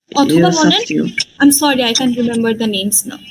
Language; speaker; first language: English; non-native, fluent; Bangla